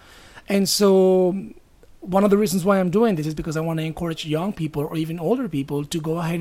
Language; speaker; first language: English; non-native, fluent; Spanish